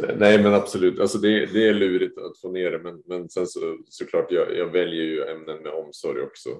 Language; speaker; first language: Swedish; native; Swedish